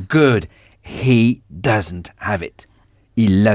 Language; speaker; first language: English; non-native, fluent; French